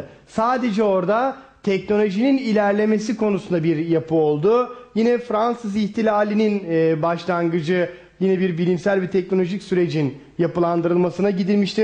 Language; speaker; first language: Turkish; native; Turkish